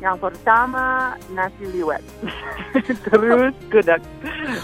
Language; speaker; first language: Indonesian; non-native, fluent; English